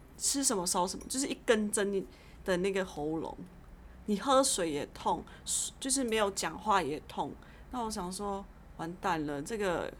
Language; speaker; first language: Chinese; early bilingual, heritage; Chinese